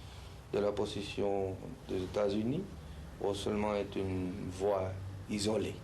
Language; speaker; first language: French; non-native, fluent; Spanish